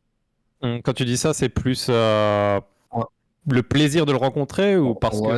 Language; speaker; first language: French; native; French